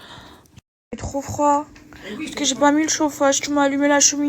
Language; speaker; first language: French; native; French